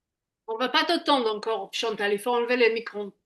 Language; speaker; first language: French; native; French